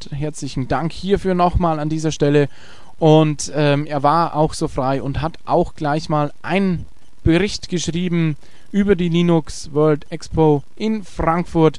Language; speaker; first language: German; native; German